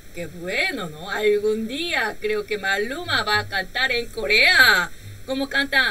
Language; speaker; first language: Spanish; non-native, learner; Korean